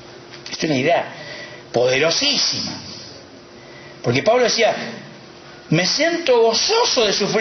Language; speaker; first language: Spanish; native; Spanish